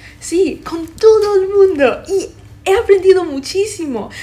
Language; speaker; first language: Spanish; non-native, fluent; English